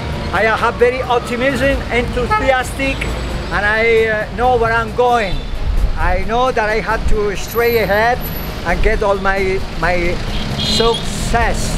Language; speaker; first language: English; non-native, learner; Spanish